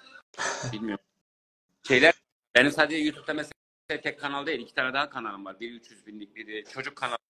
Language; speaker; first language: Turkish; native; Turkish